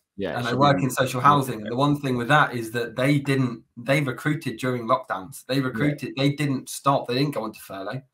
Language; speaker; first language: English; native; English